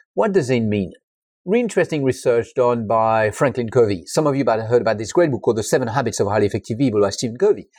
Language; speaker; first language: English; non-native, fluent; French